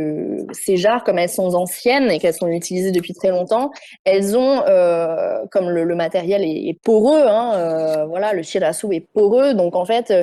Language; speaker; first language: French; native; French